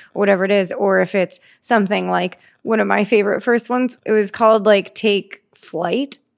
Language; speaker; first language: English; native; English